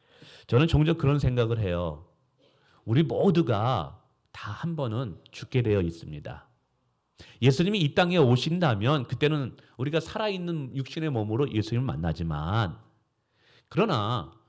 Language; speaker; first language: Korean; native; Korean